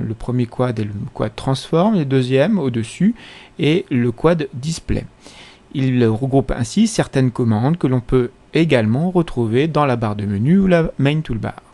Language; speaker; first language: French; native; French